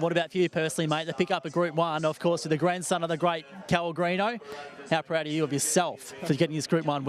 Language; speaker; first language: English; native; English